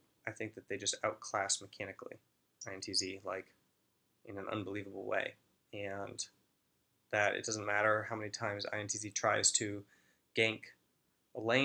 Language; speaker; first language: English; native; English